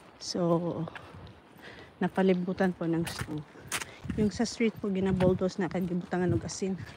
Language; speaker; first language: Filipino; non-native, local second language; Cebuano